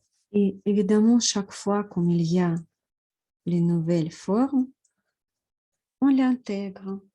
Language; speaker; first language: French; non-native, fluent; Russian